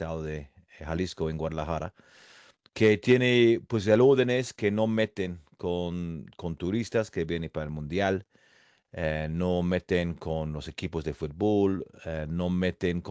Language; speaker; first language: Spanish; non-native, fluent; English